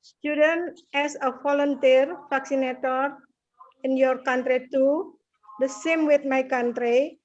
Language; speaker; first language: English; non-native, learner; Indonesian